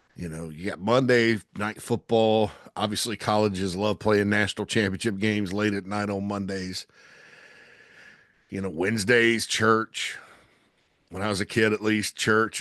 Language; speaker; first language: English; native; English